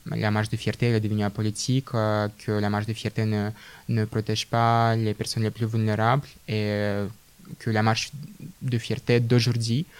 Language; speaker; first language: French; non-native, fluent; Russian